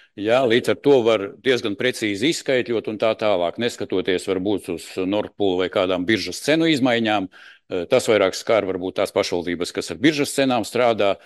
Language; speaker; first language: Latvian; non-native, local second language; Russian